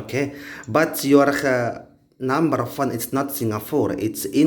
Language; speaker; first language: English; non-native, learner; Indonesian